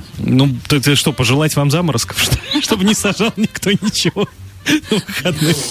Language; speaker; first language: Russian; native; Russian